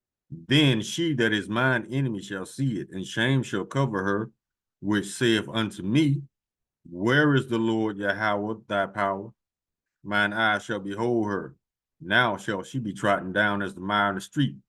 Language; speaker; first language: English; native; English